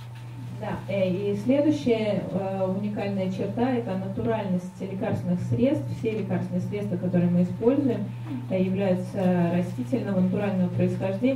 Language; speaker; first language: Russian; native; Russian